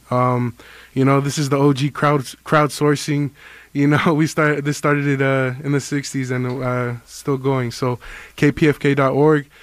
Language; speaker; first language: English; native; English